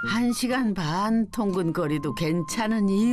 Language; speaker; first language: Korean; native; Korean